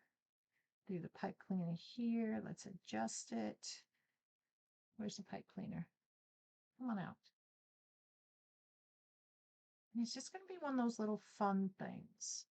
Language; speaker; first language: English; native; English